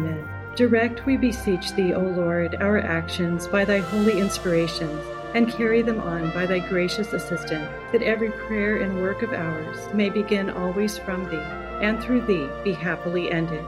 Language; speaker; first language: English; native; English